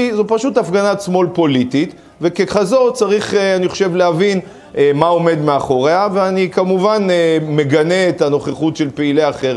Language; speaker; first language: Hebrew; native; Hebrew